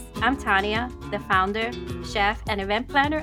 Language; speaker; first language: English; early bilingual, other home language; Spanish